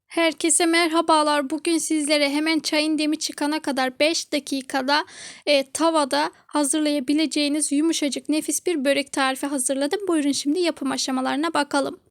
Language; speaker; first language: Turkish; native; Turkish